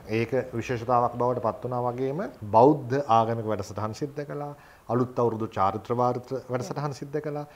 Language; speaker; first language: Sinhala; native; Sinhala